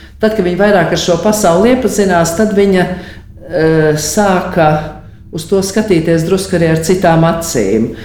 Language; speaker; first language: Latvian; native; Latvian